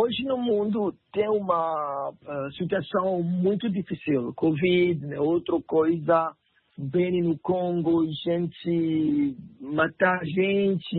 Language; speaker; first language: Portuguese; non-native, learner; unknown